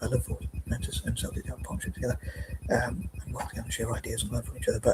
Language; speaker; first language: English; native; English